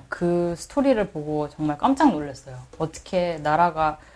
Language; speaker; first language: Korean; early bilingual, heritage; Korean